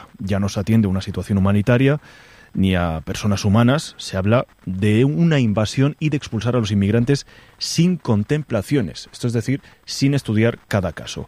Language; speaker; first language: Spanish; native; Spanish